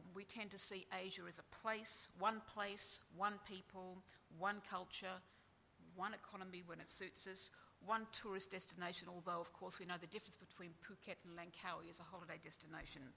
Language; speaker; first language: English; native; English